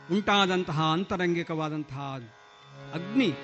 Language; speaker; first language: Kannada; non-native, local second language; Malayalam